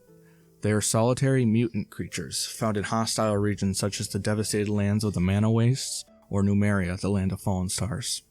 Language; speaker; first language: English; native; English